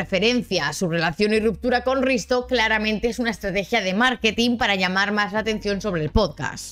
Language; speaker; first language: Spanish; native; Spanish